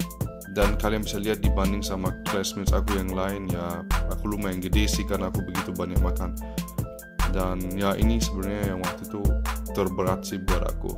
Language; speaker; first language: Indonesian; early bilingual, heritage; Indonesian